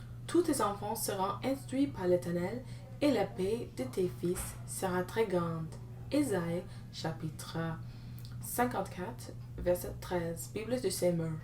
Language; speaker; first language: French; non-native, learner; English